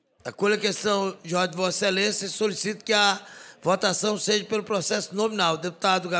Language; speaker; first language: Portuguese; native; Portuguese